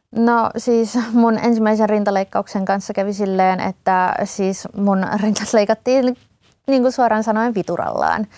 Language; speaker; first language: Finnish; native; Finnish